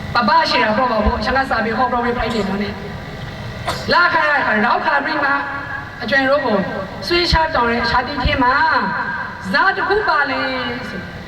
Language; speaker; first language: Burmese; native; Burmese